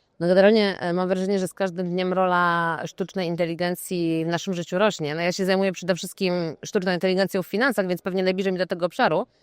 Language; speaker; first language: Polish; native; Polish